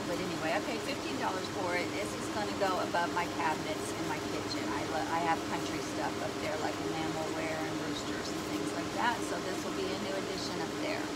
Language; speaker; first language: English; native; English